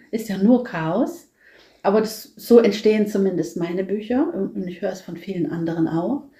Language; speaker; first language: German; non-native, fluent; Norwegian